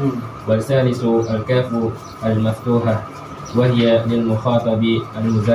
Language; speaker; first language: Arabic; non-native, learner; Indonesian